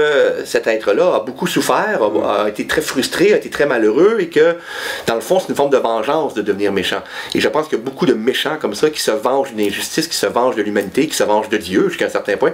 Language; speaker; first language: French; native; French